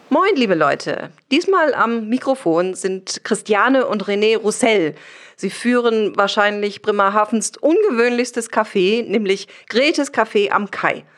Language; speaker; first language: German; native; German